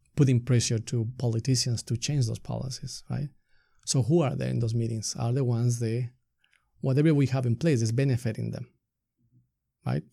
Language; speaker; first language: English; non-native, fluent; Spanish